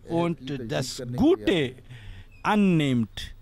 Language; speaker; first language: German; non-native, fluent; Urdu